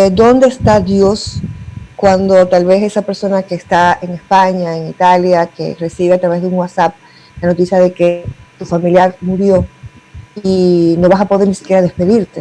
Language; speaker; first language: Spanish; native; Spanish